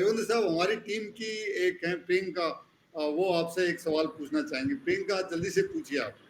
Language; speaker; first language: Hindi; native; Hindi